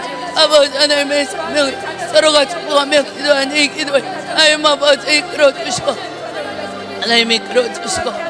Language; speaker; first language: Korean; native; Korean